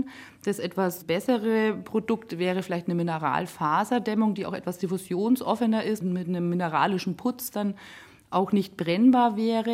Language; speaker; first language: German; native; German